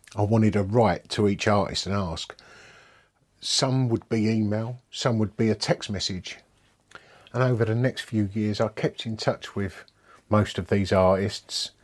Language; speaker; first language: English; native; English